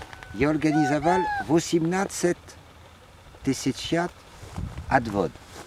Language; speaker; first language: Russian; non-native, learner; French